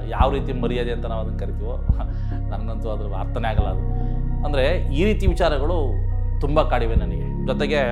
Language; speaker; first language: Kannada; native; Kannada